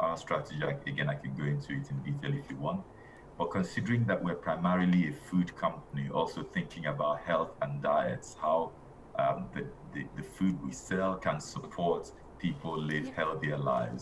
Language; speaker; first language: English; non-native, local second language; Igbo